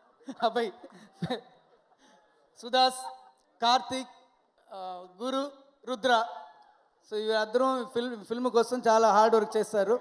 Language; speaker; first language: Telugu; non-native, learner; Tamil